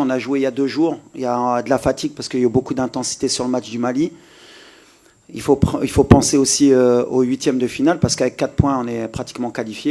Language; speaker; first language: French; native; French